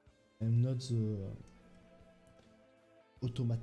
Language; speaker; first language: English; non-native, learner; French